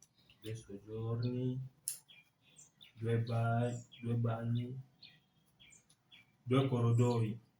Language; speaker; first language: Italian; non-native, learner; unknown